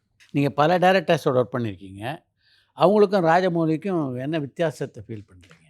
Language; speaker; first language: Tamil; native; Tamil